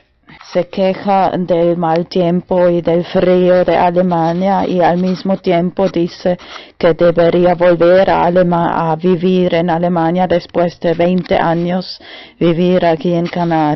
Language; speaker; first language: Spanish; non-native, learner; German